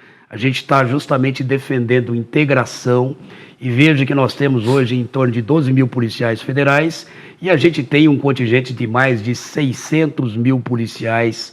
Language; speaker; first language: Portuguese; native; Portuguese